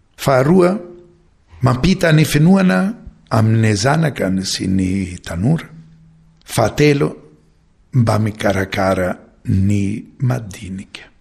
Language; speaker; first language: Malagasy; non-native, fluent; Maltese